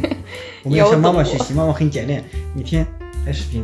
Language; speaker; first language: Chinese; native; Chinese